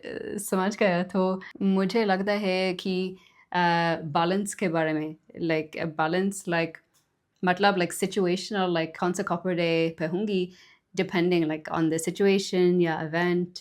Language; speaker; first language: Hindi; non-native, learner; English